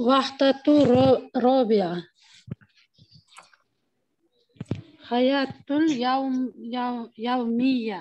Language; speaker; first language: Arabic; non-native, learner; Uzbek